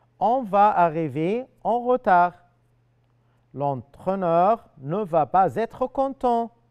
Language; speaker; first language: French; non-native, fluent; Arabic